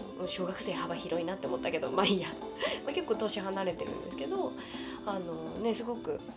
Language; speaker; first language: Japanese; native; Japanese